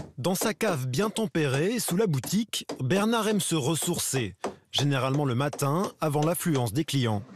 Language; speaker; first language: French; native; French